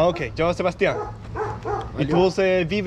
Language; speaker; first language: Portuguese; non-native, learner; Danish